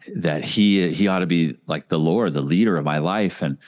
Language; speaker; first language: English; native; English